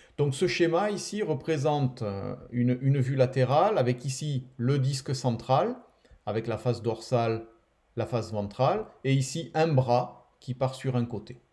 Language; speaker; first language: French; native; French